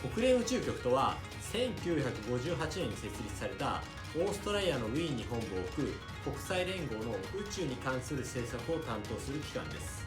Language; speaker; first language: Japanese; native; Japanese